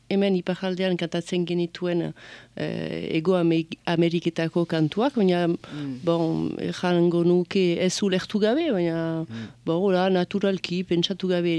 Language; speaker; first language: Basque; early bilingual, heritage; Basque